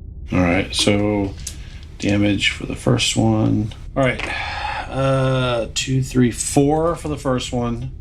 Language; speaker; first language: English; native; English